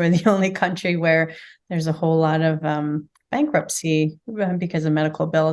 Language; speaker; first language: English; native; English